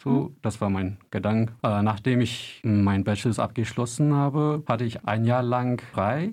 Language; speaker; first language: German; non-native, fluent; Turkish